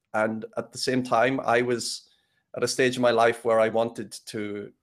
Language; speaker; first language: English; native; English